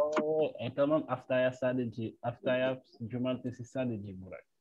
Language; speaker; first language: Turkish; non-native, learner; French